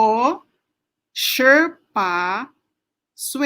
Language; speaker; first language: Chinese; non-native, learner; Filipino